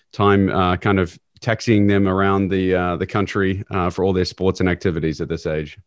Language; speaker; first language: English; native; English